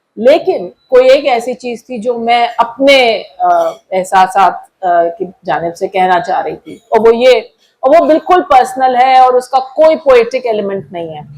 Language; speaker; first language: Urdu; native; Urdu